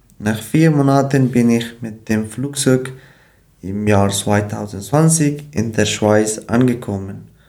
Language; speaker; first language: German; non-native, learner; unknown